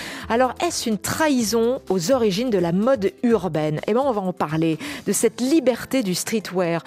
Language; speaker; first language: French; native; French